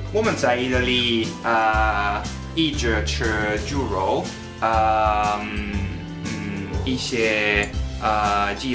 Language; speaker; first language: Chinese; non-native, learner; Italian